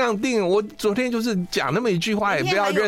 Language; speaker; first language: Chinese; native; Chinese